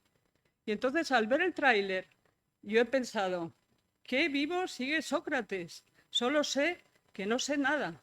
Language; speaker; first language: Spanish; native; Spanish